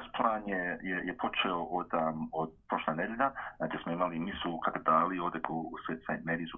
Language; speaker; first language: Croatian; early bilingual, heritage; Croatian